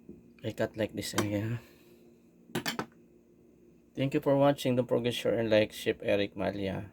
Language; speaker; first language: English; non-native, local second language; Filipino